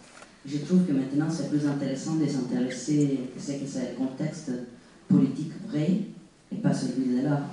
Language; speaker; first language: French; non-native, fluent; Italian